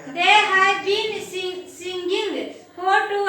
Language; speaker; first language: English; non-native, learner; Hindi